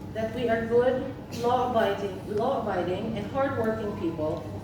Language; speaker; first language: English; non-native, local second language; Filipino